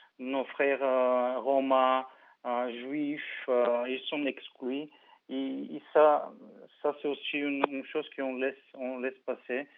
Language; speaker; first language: French; non-native, fluent; Bulgarian